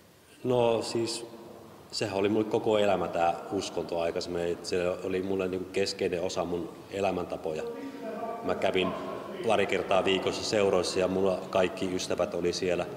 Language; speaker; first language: Finnish; native; Finnish